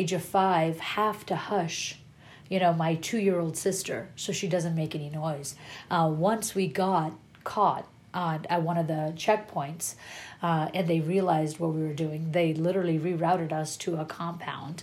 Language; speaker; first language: English; early bilingual, other home language; Persian